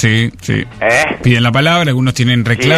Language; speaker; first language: Spanish; native; Spanish